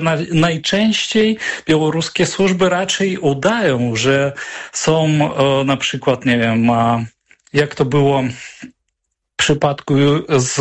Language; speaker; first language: Polish; non-native, fluent; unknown